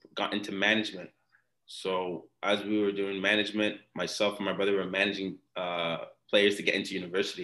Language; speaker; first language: English; non-native, fluent; Akan